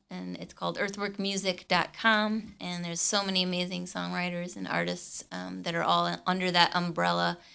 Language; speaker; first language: English; native; English